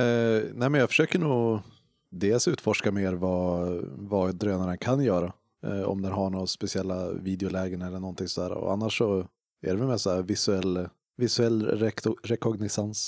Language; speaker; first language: Swedish; native; Swedish